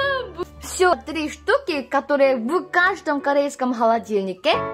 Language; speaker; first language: Russian; non-native, fluent; Korean